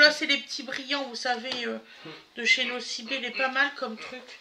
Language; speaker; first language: French; native; French